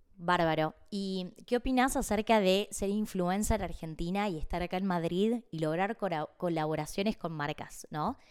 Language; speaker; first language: Spanish; native; Spanish